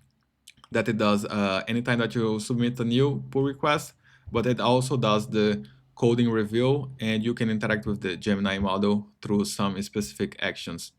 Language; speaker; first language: English; non-native, fluent; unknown